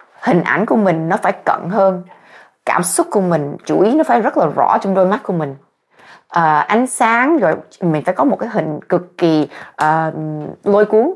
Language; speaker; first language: Vietnamese; early bilingual, heritage; Vietnamese